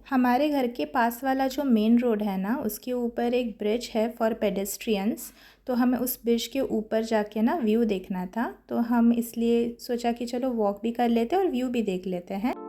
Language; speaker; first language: Hindi; non-native, local second language; Marathi